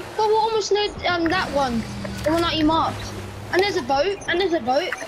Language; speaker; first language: English; native; English